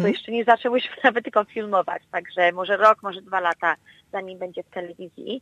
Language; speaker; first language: Polish; early bilingual, heritage; Polish